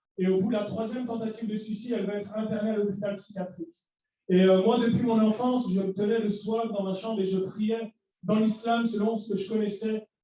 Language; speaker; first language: French; early bilingual, other home language; Arabic